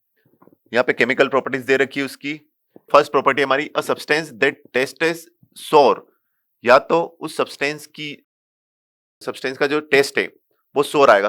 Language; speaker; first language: Hindi; native; Hindi